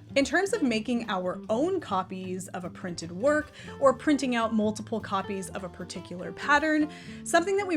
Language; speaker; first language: English; native; English